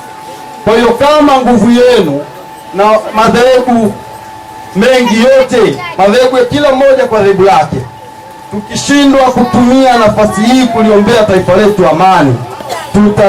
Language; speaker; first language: Swahili; native; Swahili